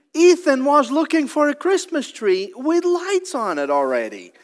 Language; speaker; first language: English; non-native, fluent; Portuguese